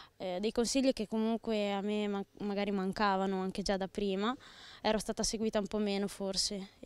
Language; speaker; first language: Italian; native; Italian